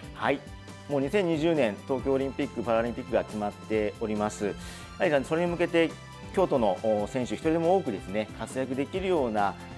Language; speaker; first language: Japanese; native; Japanese